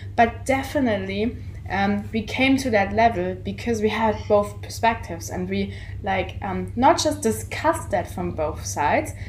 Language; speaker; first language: English; non-native, fluent; German